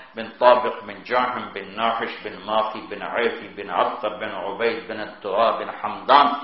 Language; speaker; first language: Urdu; non-native, local second language; Punjabi